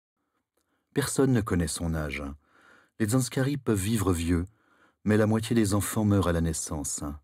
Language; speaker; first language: French; native; French